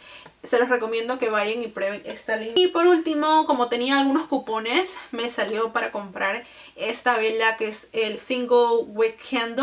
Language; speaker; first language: Spanish; native; Spanish